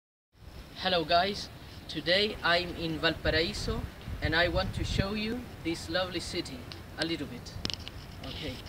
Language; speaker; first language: English; non-native, learner; Spanish